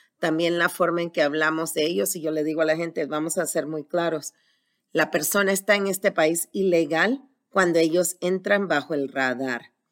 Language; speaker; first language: Spanish; native; Spanish